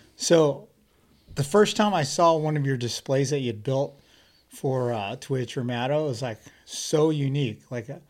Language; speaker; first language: English; native; English